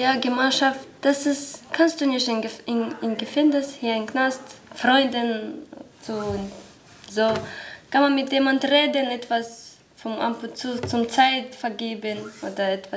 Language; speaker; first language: German; non-native, learner; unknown